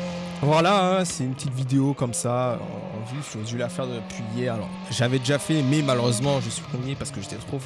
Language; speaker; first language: French; native; French